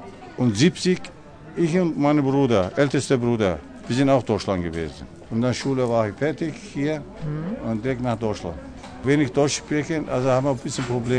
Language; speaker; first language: German; non-native, learner; Turkish